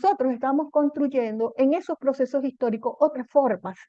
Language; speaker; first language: Spanish; native; Spanish